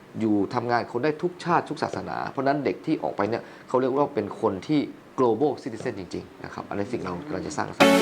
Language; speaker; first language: Thai; native; Thai